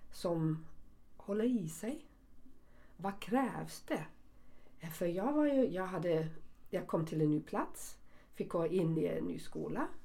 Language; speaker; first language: Swedish; early bilingual, other home language; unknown